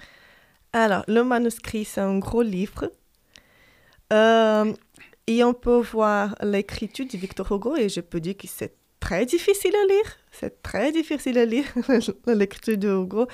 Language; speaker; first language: French; non-native, fluent; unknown